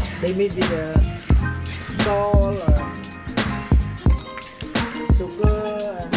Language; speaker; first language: English; non-native, learner; Khmer